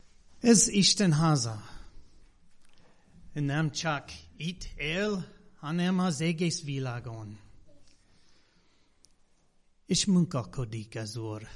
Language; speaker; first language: Hungarian; non-native, fluent; English